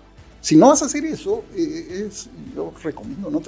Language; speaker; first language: Spanish; native; Spanish